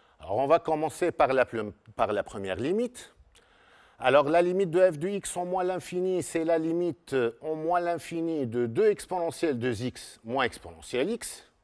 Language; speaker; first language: French; non-native, local second language; Arabic